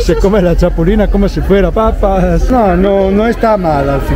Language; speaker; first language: Spanish; non-native, fluent; Italian